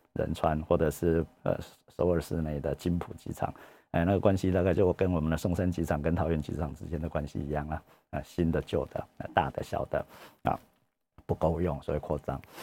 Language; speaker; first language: Chinese; native; Chinese